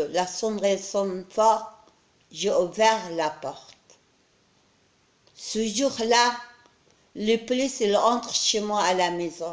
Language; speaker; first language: French; non-native, learner; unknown